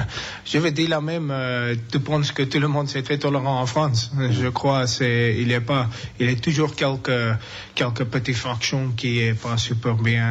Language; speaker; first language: French; non-native, learner; English